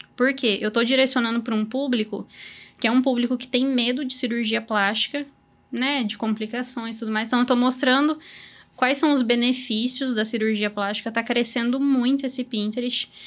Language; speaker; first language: Portuguese; native; Portuguese